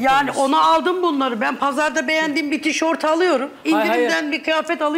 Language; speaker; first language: Turkish; native; Turkish